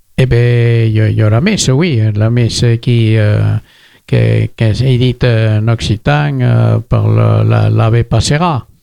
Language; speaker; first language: French; native; French